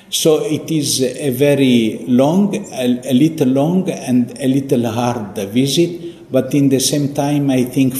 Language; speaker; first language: English; non-native, fluent; Italian